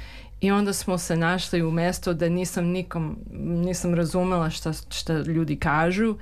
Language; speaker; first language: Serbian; early bilingual, heritage; Serbian